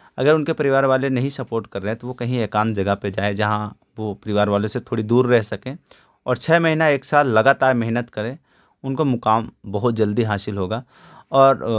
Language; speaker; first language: Hindi; native; Hindi